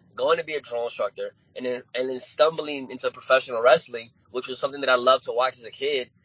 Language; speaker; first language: English; native; English